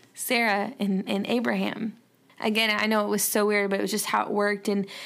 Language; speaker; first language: English; native; English